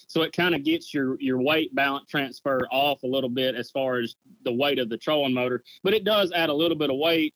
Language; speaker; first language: English; native; English